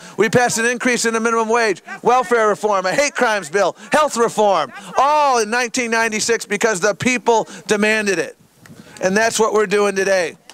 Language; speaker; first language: English; native; English